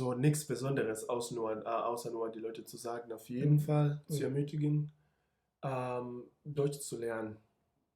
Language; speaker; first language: German; non-native, fluent; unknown